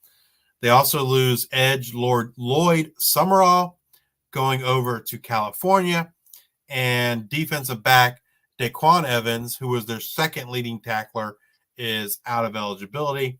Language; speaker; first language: English; native; English